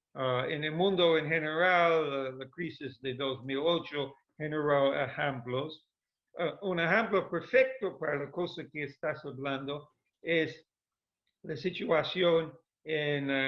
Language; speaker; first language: Spanish; non-native, fluent; English